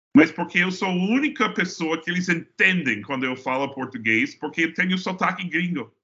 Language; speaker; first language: Portuguese; non-native, fluent; English